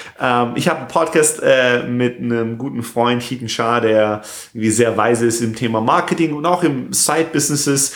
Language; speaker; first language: German; non-native, fluent; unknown